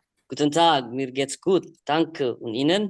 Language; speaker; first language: German; non-native, learner; Indonesian